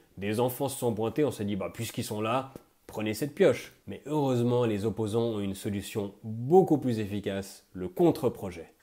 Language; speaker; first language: French; native; French